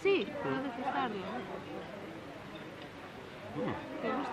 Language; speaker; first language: Spanish; non-native, fluent; Greek